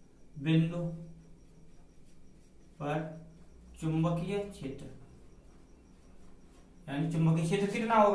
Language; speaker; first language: Hindi; native; Hindi